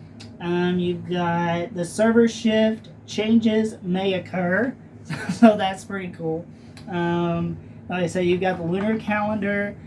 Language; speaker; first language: English; native; English